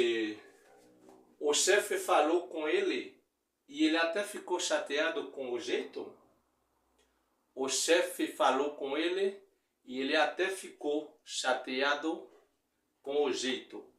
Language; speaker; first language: Portuguese; non-native, fluent; Haitian Creole